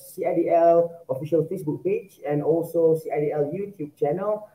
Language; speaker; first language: English; non-native, local second language; Malay